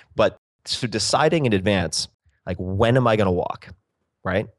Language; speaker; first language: English; native; English